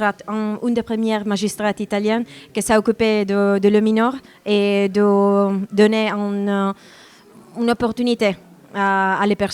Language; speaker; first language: French; non-native, learner; Italian